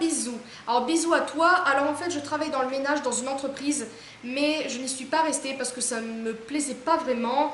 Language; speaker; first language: French; native; French